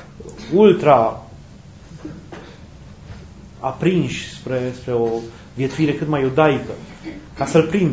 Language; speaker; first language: Romanian; native; Romanian